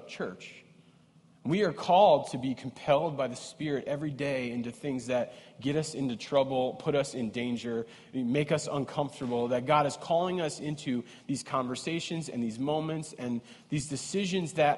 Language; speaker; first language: English; native; English